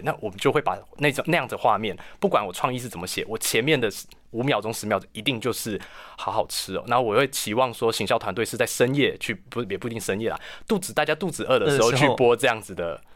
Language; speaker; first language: Chinese; native; Chinese